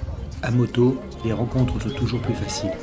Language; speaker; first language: French; native; French